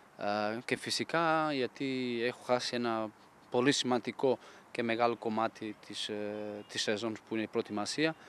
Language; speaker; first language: Greek; non-native, fluent; Portuguese